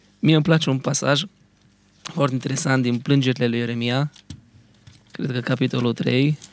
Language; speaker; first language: Romanian; early bilingual, heritage; Romanian